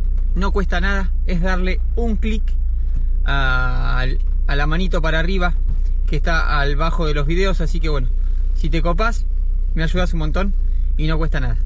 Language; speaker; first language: Spanish; native; Spanish